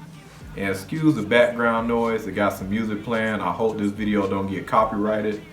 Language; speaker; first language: English; native; English